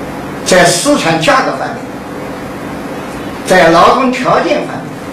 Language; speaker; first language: Chinese; native; Chinese